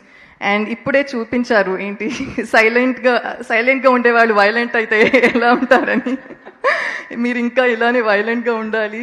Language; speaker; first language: Telugu; non-native, local second language; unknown